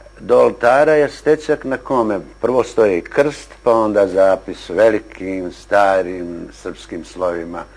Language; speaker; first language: Bosnian; native; Bosnian